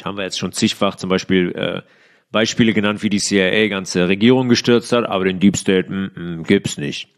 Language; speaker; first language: German; native; German